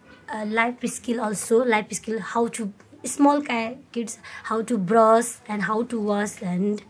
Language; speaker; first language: English; non-native, learner; Nepali